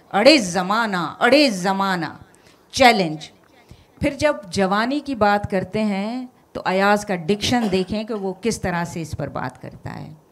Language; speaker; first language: Urdu; non-native, local second language; Sindhi